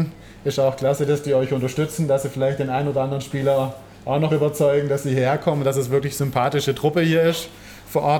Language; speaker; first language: German; native; German